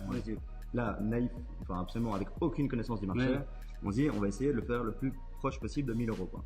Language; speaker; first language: French; native; French